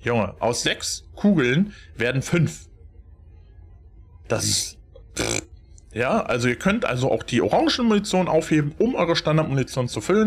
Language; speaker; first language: German; native; German